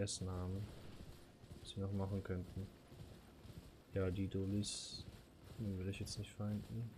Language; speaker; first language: German; native; German